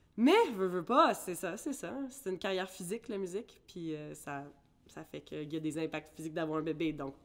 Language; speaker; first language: French; early bilingual, other home language; English